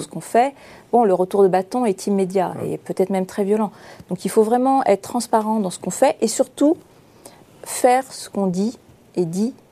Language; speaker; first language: French; native; French